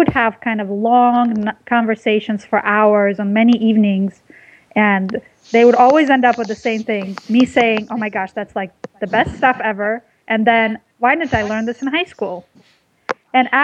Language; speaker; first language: English; early bilingual, other home language; Russian